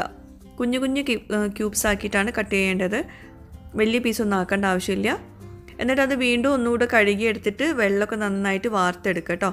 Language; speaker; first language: Malayalam; native; Malayalam